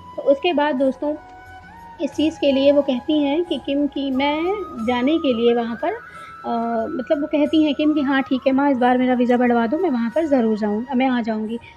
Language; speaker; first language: Hindi; native; Hindi